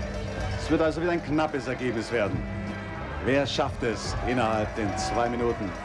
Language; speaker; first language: German; native; German